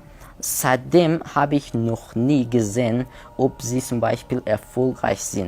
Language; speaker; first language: German; non-native, learner; Persian